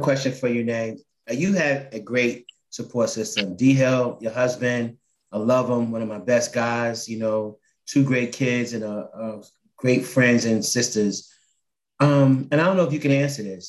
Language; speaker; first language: English; native; English